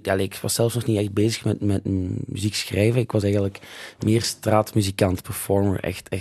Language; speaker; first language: Dutch; native; Dutch